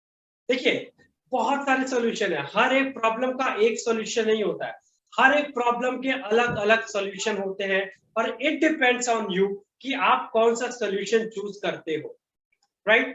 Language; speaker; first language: Hindi; native; Hindi